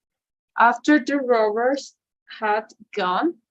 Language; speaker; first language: English; non-native, fluent; Spanish